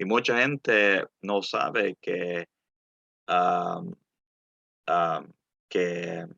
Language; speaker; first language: Spanish; early bilingual, heritage; Spanish